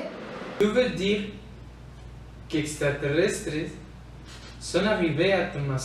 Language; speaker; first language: French; non-native, learner; Spanish